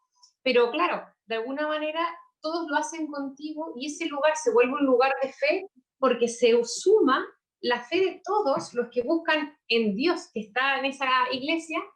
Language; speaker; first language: Spanish; native; Spanish